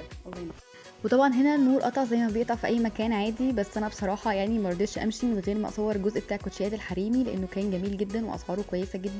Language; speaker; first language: Arabic; native; Arabic